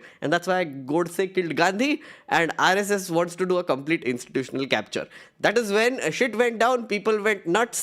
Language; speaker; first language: English; non-native, local second language; Hindi